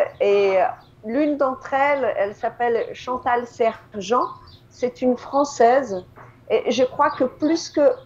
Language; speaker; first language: French; non-native, fluent; Portuguese